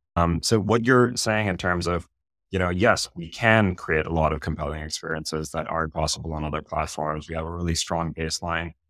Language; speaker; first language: English; non-native, local second language; Urdu